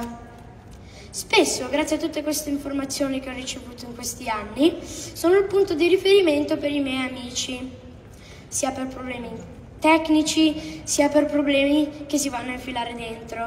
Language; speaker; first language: Italian; early bilingual, heritage; English